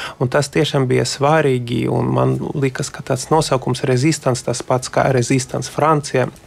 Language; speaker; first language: Latvian; non-native, local second language; Russian